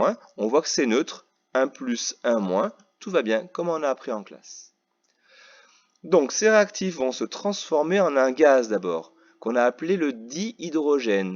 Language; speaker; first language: French; native; French